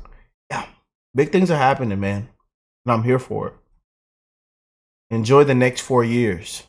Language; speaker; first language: English; native; English